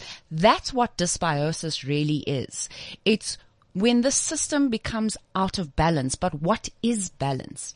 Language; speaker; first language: English; native; English